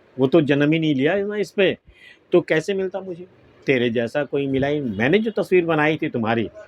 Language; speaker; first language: Urdu; native; Urdu